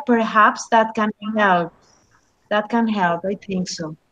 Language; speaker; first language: English; non-native, learner; Spanish